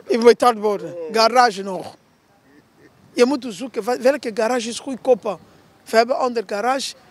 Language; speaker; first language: Dutch; non-native, learner; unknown